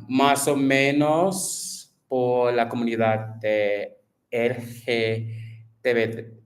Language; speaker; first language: Spanish; non-native, learner; English